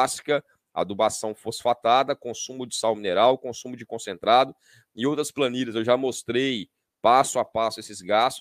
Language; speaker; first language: Portuguese; native; Portuguese